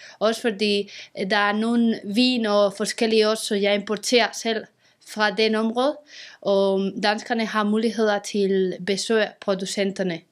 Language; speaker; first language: Danish; non-native, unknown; Spanish